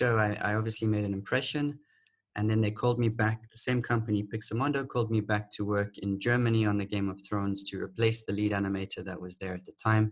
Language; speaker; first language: English; native; English